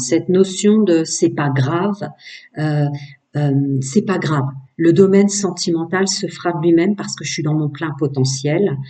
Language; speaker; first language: French; native; French